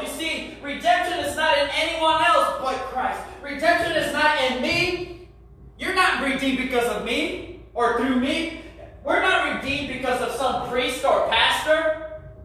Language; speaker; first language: English; early bilingual, other home language; Spanish